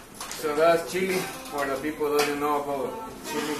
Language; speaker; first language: English; non-native, learner; Spanish